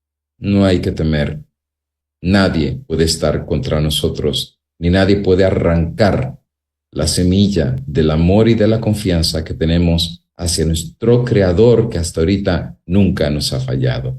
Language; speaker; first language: Spanish; native; Spanish